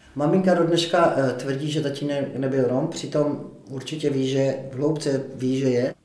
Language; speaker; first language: Czech; native; Czech